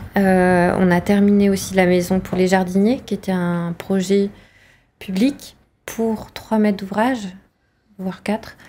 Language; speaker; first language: French; native; French